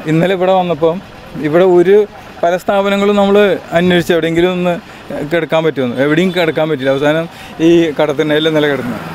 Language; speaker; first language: Malayalam; native; Malayalam